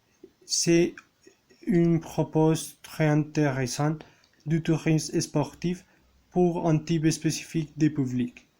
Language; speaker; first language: French; non-native, learner; Spanish